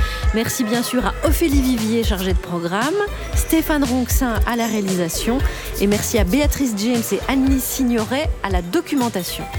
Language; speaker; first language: French; native; French